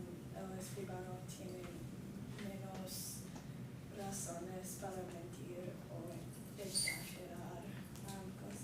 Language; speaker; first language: Spanish; non-native, learner; English